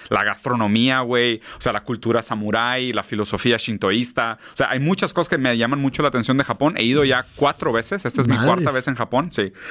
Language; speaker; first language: Spanish; native; Spanish